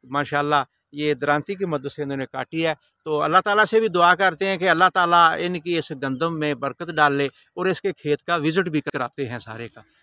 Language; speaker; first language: Urdu; non-native, local second language; Punjabi